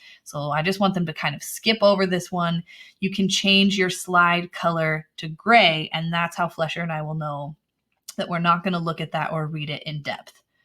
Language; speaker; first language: English; native; English